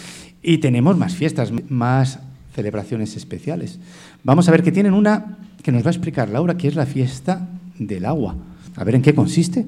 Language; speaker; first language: Spanish; native; Spanish